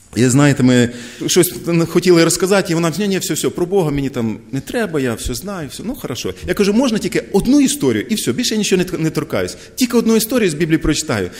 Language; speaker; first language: Ukrainian; non-native, local second language; Russian